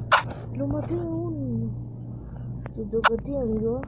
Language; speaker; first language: Spanish; native; Spanish